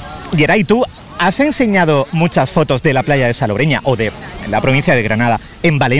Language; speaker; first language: Spanish; native; Spanish